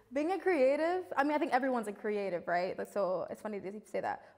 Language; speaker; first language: English; native; English